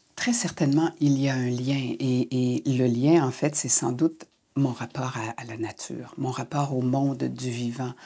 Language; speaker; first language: French; native; French